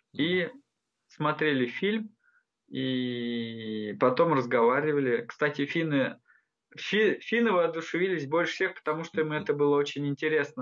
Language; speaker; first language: Russian; non-native, local second language; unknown